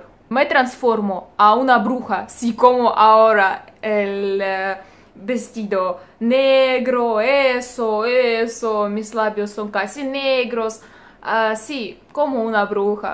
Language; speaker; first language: Spanish; non-native, learner; Russian